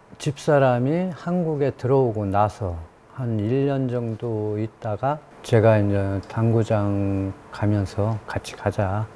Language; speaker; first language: Korean; native; Korean